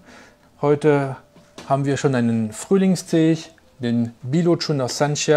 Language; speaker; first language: German; non-native, fluent; French